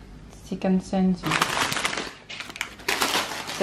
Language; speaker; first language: English; non-native, local second language; Indonesian